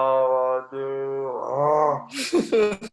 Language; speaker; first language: French; non-native, learner; Arabic